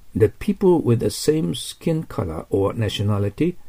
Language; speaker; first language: English; non-native, fluent; Japanese